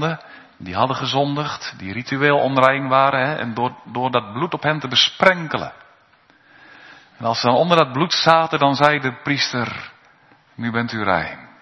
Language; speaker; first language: Dutch; native; Dutch